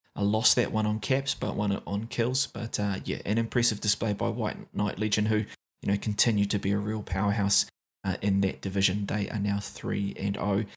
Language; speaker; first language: English; native; English